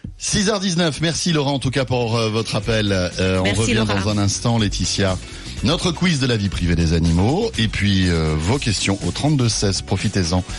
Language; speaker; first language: French; native; French